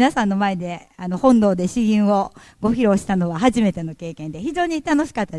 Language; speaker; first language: Japanese; native; Japanese